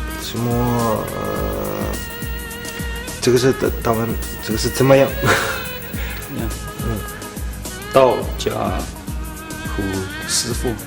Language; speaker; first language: Chinese; non-native, learner; Ukrainian